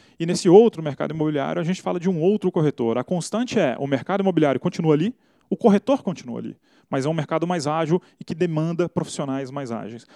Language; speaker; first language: Portuguese; native; Portuguese